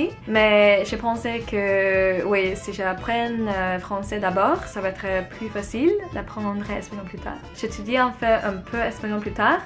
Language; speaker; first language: French; non-native, learner; Swedish